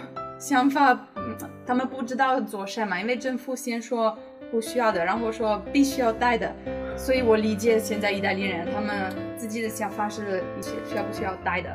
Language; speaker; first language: Chinese; non-native, fluent; Italian